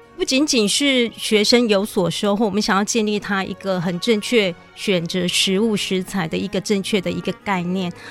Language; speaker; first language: Chinese; native; Chinese